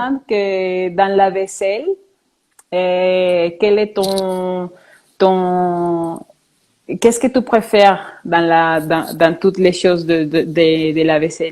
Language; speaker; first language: French; non-native, fluent; Spanish